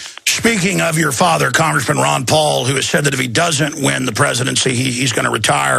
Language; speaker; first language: English; native; English